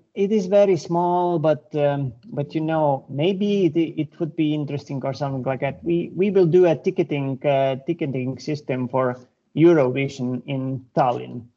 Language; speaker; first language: English; non-native, fluent; Lithuanian